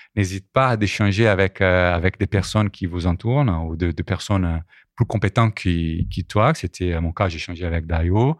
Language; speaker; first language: French; non-native, fluent; Portuguese